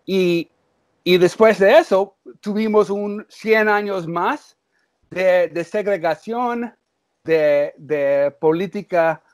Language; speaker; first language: Spanish; early bilingual, heritage; English